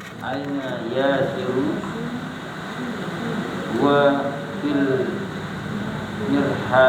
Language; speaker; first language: Arabic; non-native, learner; Indonesian